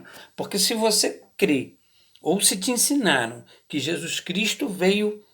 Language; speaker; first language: Portuguese; native; Portuguese